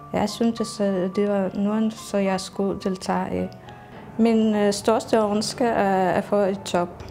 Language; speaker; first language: Danish; non-native, learner; Russian